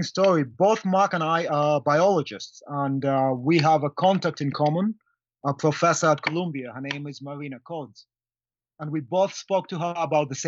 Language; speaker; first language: English; non-native, local second language; Luyia